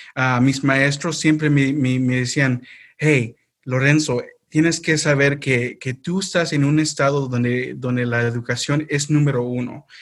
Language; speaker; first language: Spanish; early bilingual, heritage; Spanish